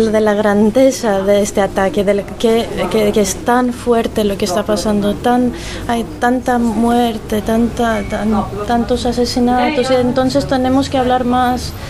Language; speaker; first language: Spanish; non-native, fluent; Greek